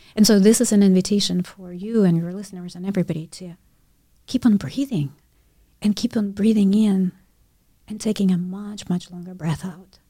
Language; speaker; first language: English; non-native, fluent; Russian